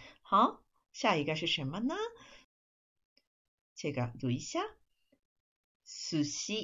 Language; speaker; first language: Chinese; non-native, fluent; Japanese